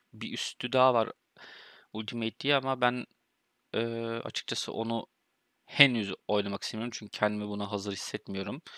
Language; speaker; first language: Turkish; early bilingual, heritage; Turkish